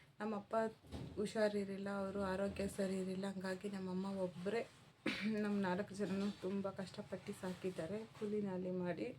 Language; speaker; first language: Kannada; non-native, local second language; Telugu